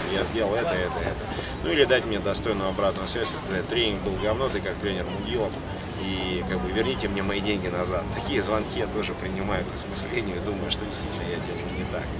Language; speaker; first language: Russian; native; Russian